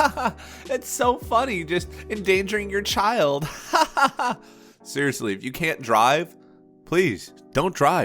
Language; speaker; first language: English; native; English